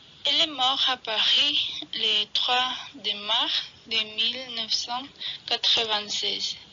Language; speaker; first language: French; non-native, learner; Spanish